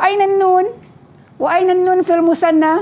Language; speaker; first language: Arabic; non-native, fluent; Malay